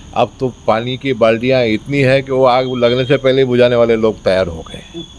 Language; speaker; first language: Hindi; native; Hindi